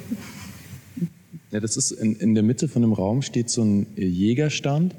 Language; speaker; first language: German; native; German